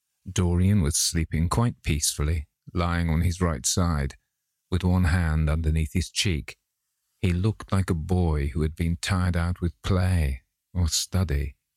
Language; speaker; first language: English; native; English